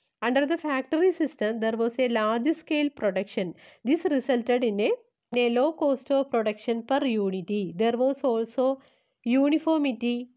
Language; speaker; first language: English; non-native, local second language; Malayalam